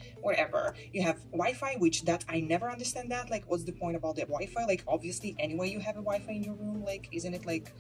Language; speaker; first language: English; non-native, fluent; Hebrew